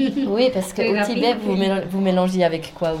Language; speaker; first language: French; native; French